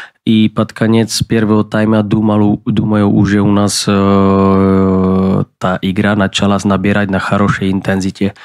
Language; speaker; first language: Russian; non-native, fluent; Czech